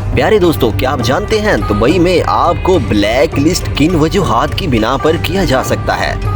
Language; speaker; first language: Urdu; non-native, local second language; Punjabi